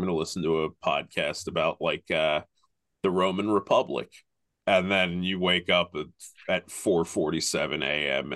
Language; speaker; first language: English; native; English